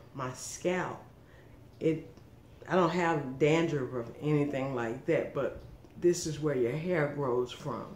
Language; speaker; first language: English; native; English